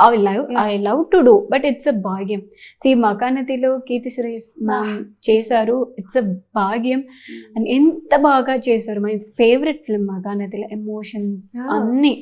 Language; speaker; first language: Telugu; non-native, learner; Tamil